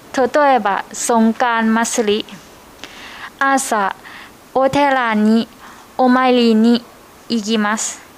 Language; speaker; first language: Japanese; non-native, learner; Thai